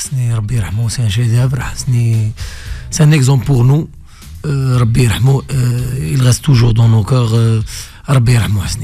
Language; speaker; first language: French; non-native, local second language; Arabic